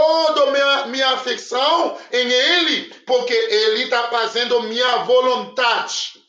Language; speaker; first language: Portuguese; non-native, learner; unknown